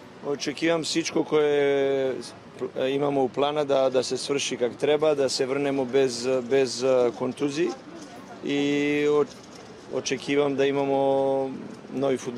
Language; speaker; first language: Bulgarian; non-native, learner; Macedonian